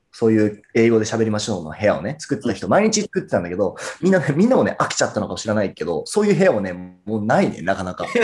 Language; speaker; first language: Japanese; native; Japanese